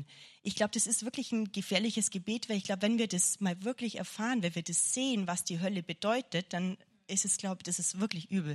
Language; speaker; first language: German; native; German